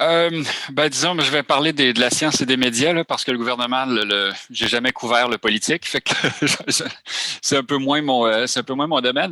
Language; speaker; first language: French; native; French